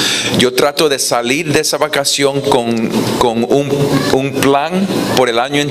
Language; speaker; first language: Spanish; non-native, fluent; English